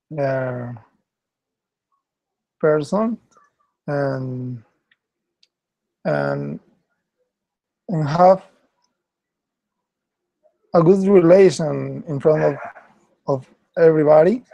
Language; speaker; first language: English; non-native, learner; Spanish